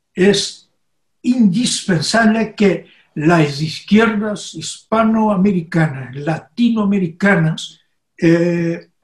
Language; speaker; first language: Spanish; non-native, fluent; Portuguese